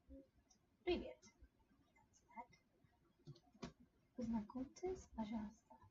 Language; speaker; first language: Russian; non-native, learner; English